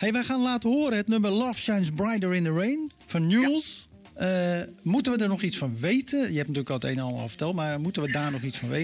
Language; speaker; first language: Dutch; native; Dutch